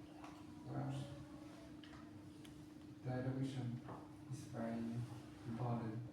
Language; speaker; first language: English; non-native, learner; Vietnamese